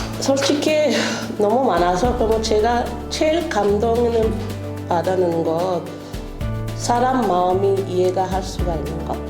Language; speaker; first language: Korean; non-native, learner; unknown